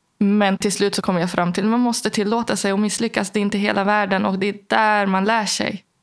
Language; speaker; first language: Swedish; early bilingual, other home language; Arabic